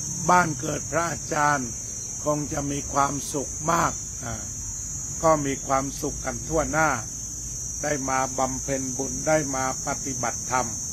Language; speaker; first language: Thai; native; Thai